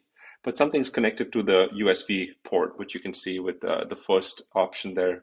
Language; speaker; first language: English; native; English